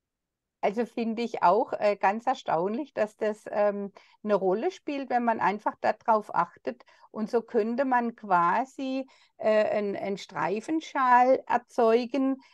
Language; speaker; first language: German; native; German